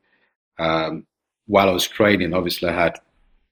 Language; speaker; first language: English; non-native, local second language; Akan